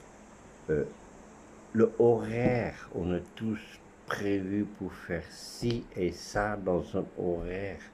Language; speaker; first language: French; non-native, fluent; Dutch